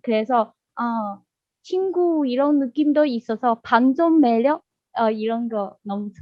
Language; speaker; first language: Korean; non-native, learner; Chinese